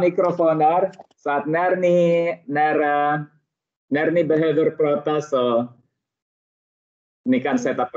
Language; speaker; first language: Swedish; non-native, fluent; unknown